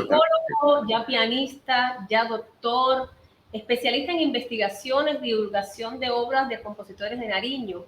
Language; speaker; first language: Spanish; native; Spanish